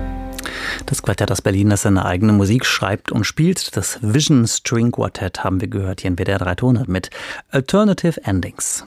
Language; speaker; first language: German; native; German